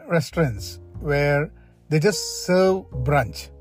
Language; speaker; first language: English; non-native, local second language; Malayalam